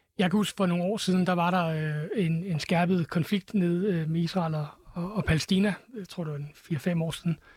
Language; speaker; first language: Danish; native; Danish